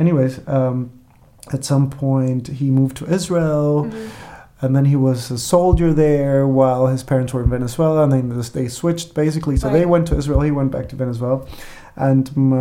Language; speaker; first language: English; non-native, fluent; Spanish